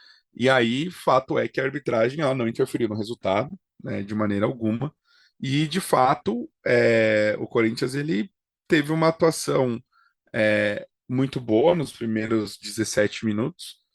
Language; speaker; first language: Portuguese; native; Portuguese